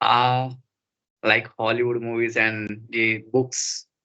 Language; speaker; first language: English; non-native, learner; Hindi